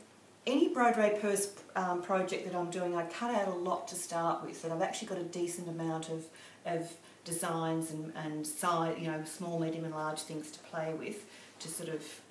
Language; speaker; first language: English; native; English